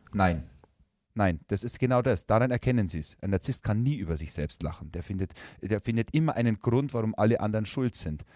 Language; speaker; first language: German; native; German